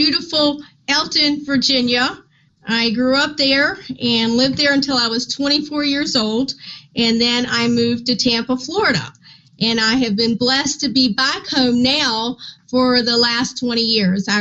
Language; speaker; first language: English; native; English